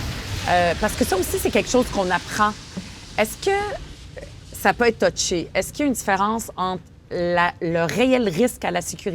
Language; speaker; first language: French; native; French